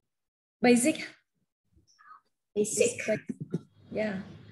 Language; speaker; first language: English; non-native, learner; Vietnamese